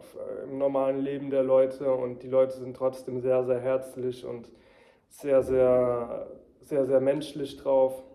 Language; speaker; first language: German; early bilingual, heritage; German